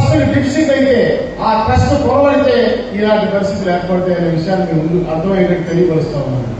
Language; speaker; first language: Telugu; native; Telugu